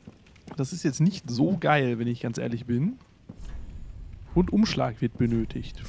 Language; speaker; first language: German; native; German